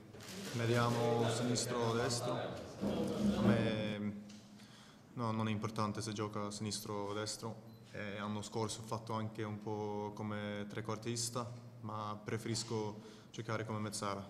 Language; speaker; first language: Italian; non-native, fluent; Swedish